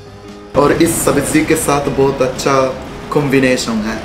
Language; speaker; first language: Hindi; non-native, fluent; Japanese